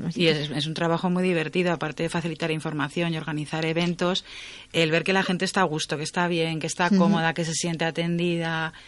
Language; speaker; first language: Spanish; native; Spanish